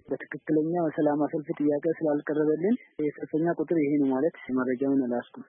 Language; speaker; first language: Amharic; non-native, local second language; Oromo